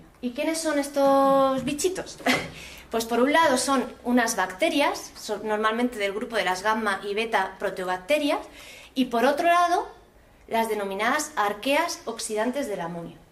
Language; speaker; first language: Spanish; native; Spanish